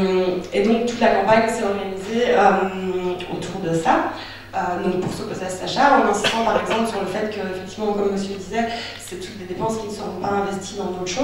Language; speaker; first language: French; native; French